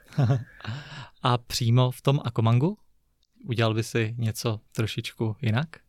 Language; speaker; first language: Czech; native; Czech